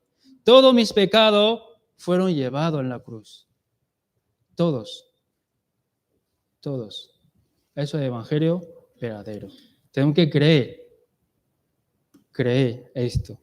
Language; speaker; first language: Spanish; non-native, learner; Chinese